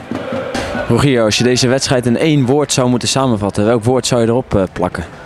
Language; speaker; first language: Dutch; native; Dutch